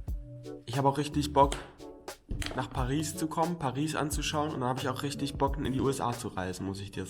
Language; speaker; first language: German; native; German